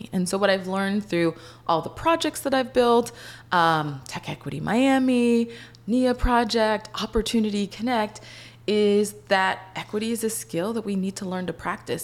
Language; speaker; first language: English; native; English